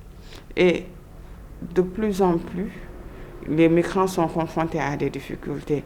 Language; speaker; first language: French; non-native, local second language; Wolof